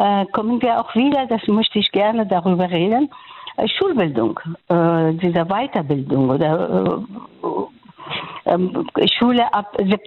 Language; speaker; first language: German; non-native, local second language; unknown